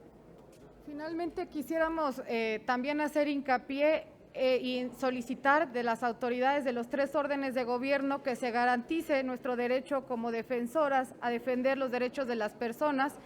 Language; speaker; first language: Spanish; native; Spanish